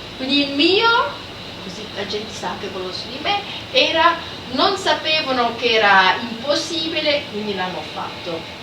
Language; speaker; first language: Italian; non-native, fluent; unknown